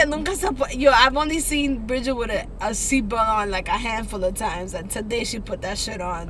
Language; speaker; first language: English; early bilingual, other home language; Spanish